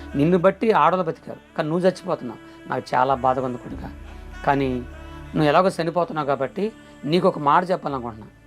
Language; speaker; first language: Telugu; non-native, local second language; Koya